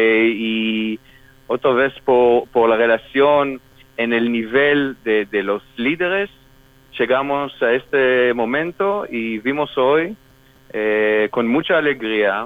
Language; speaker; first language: Spanish; non-native, fluent; Hebrew